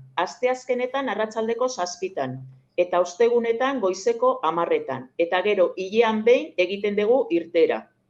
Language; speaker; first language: Basque; native; Basque